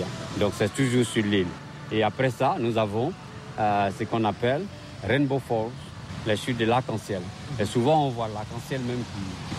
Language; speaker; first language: French; non-native, fluent; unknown